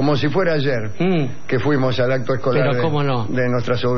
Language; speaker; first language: Spanish; native; Spanish